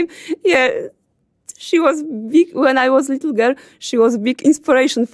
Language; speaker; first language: English; non-native, learner; Polish